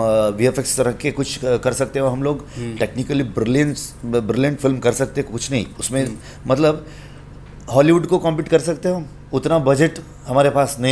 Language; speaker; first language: Hindi; non-native, local second language; Kannada